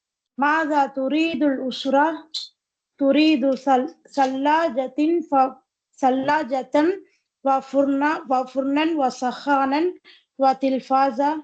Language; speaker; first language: Arabic; non-native, learner; Tamil